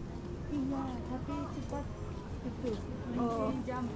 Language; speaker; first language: Indonesian; non-native, learner; Japanese